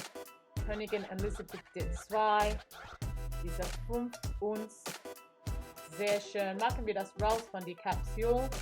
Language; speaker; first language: German; non-native, learner; English